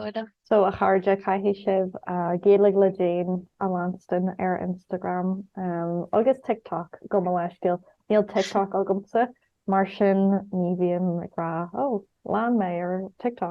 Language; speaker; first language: Irish; non-native, local second language; English